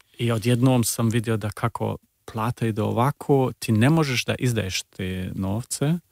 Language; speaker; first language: Croatian; early bilingual, heritage; Croatian